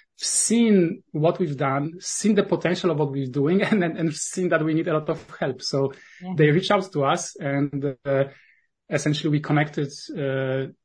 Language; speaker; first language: English; non-native, fluent; Polish